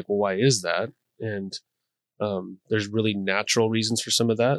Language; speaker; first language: English; native; English